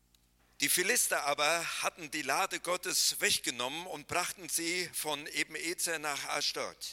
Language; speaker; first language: German; native; German